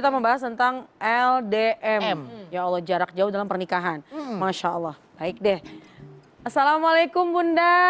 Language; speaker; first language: Indonesian; native; Indonesian